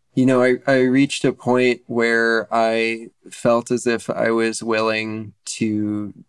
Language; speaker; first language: English; early bilingual, other home language; Russian